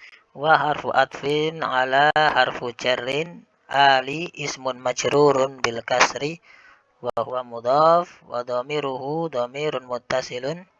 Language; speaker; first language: Arabic; non-native, fluent; Indonesian